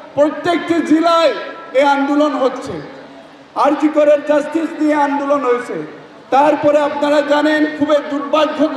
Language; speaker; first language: Bangla; non-native, learner; Assamese